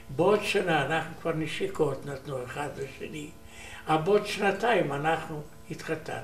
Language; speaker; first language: Hebrew; non-native, learner; Romanian